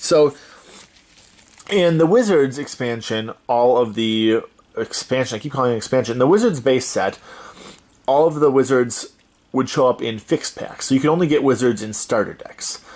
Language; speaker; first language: English; native; English